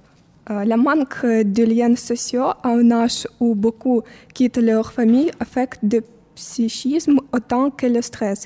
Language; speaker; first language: French; non-native, fluent; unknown